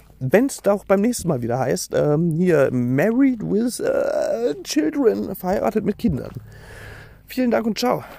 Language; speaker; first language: German; native; German